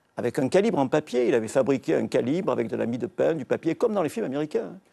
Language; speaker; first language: French; native; French